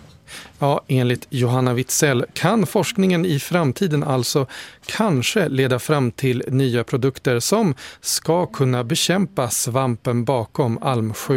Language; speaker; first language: Swedish; native; Swedish